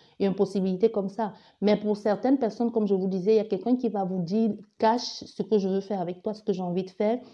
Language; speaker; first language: French; native; French